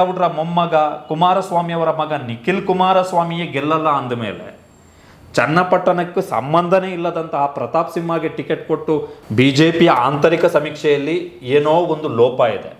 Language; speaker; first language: Kannada; native; Kannada